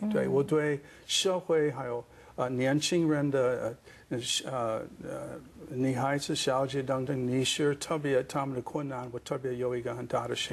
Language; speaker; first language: Chinese; non-native, fluent; English